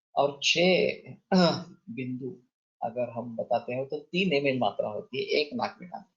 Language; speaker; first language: Hindi; non-native, local second language; Marathi